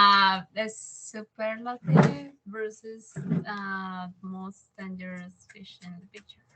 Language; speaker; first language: English; non-native, learner; Spanish